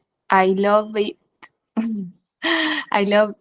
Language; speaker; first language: English; non-native, learner; Spanish